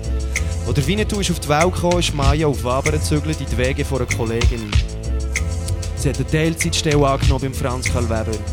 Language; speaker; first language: German; native; German